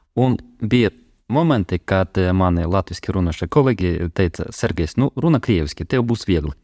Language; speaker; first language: Latvian; non-native, local second language; Russian